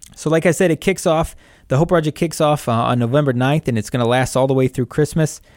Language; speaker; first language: English; native; English